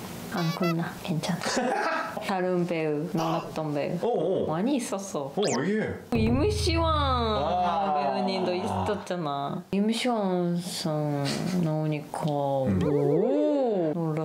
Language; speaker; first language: Korean; non-native, learner; Japanese